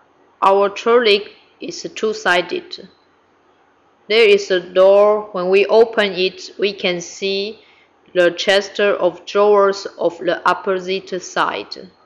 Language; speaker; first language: English; non-native, fluent; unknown